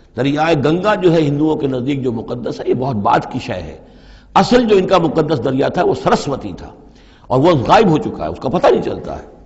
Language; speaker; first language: Urdu; native; Urdu